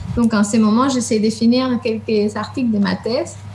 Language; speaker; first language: French; non-native, fluent; Spanish